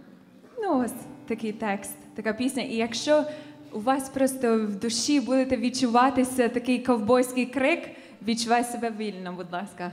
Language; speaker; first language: Ukrainian; non-native, fluent; English